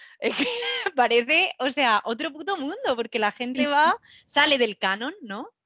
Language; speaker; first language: Spanish; native; Spanish